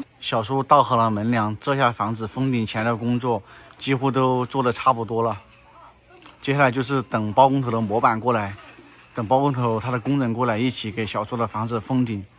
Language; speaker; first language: Chinese; native; Chinese